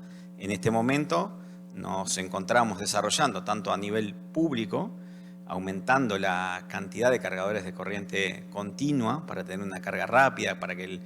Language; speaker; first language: Spanish; native; Spanish